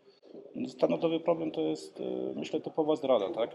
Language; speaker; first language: Polish; early bilingual, heritage; Polish